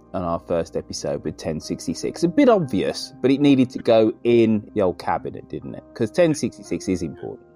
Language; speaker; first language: English; native; English